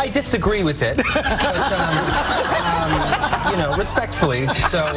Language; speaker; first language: English; native; English